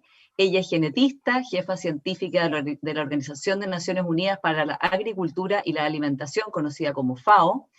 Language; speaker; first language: Spanish; native; Spanish